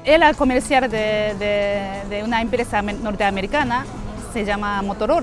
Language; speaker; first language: Spanish; non-native, fluent; Japanese